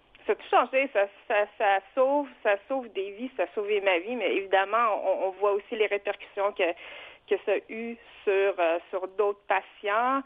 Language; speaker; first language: French; early bilingual, other home language; Vietnamese